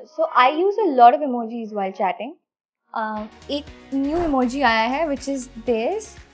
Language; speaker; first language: English; non-native, local second language; Hindi